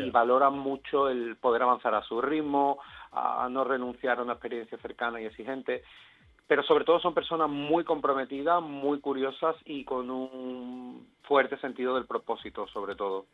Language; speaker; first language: Spanish; native; Spanish